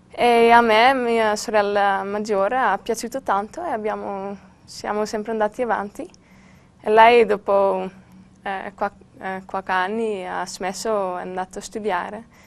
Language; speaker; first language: Italian; non-native, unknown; Dutch